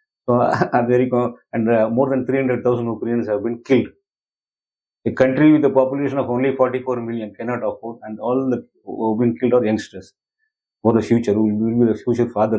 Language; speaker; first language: English; non-native, local second language; Tamil